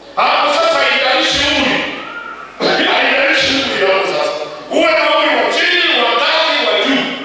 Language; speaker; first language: Swahili; non-native, local second language; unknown